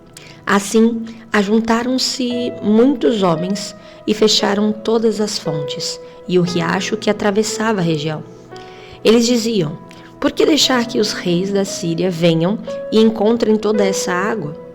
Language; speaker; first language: Portuguese; native; Portuguese